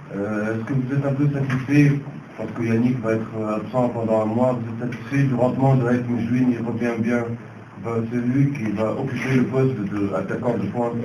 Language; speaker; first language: French; non-native, local second language; Arabic